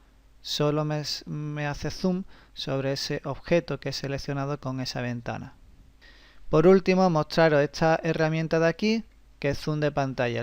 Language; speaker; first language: Spanish; native; Spanish